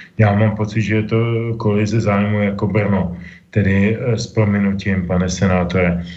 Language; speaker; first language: Czech; native; Czech